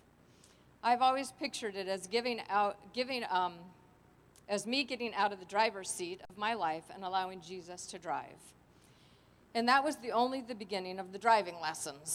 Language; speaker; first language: English; native; English